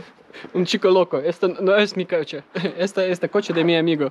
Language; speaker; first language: Spanish; non-native, learner; Russian